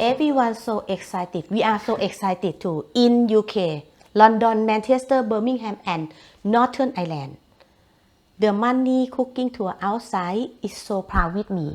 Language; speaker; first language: English; non-native, learner; Thai